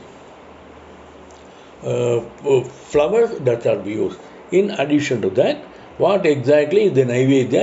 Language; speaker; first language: English; non-native, local second language; Tamil